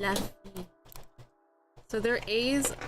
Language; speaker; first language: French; non-native, learner; English